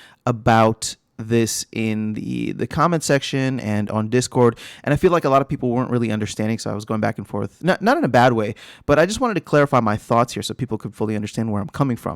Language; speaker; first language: English; native; English